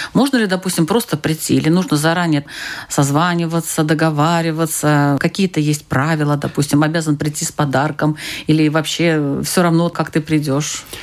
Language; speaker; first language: Russian; native; Russian